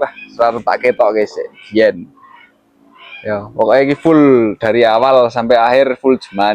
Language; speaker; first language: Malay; non-native, local second language; Javanese